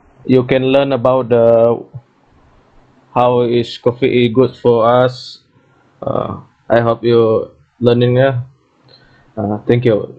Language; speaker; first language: English; non-native, learner; Malay